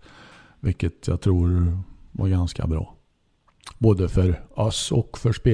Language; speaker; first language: Swedish; native; Swedish